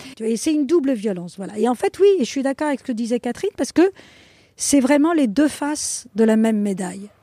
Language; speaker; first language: French; non-native, fluent; Spanish